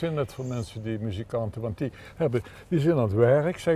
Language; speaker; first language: Dutch; native; Dutch